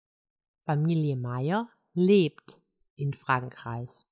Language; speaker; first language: German; non-native, fluent; Croatian